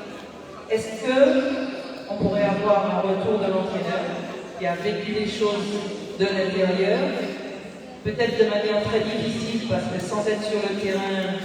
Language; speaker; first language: French; native; French